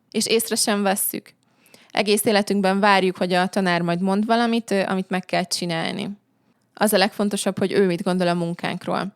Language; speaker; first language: Hungarian; native; Hungarian